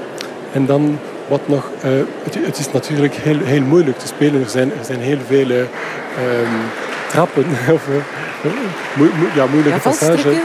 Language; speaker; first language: Dutch; non-native, fluent; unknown